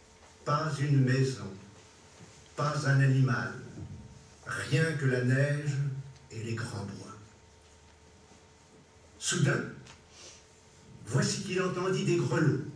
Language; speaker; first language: French; native; French